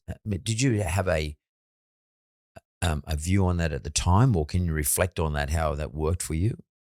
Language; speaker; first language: English; native; English